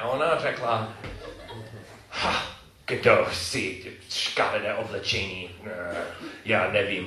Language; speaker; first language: Czech; non-native, fluent; English